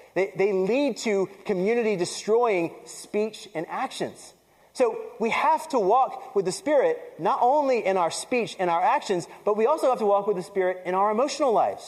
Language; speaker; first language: English; native; English